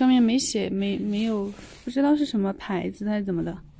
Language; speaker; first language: Chinese; native; Chinese